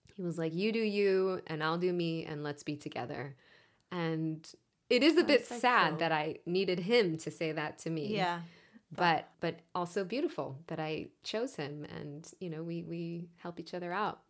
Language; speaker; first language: English; non-native, fluent; Hebrew